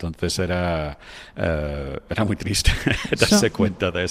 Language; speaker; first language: Spanish; non-native, fluent; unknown